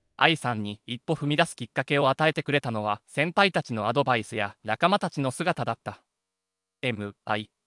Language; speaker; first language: Japanese; native; Japanese